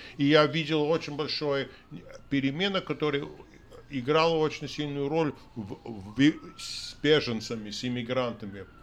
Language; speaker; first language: Russian; non-native, fluent; English